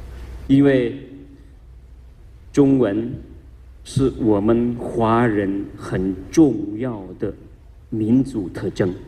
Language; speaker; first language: Chinese; non-native, fluent; Madurese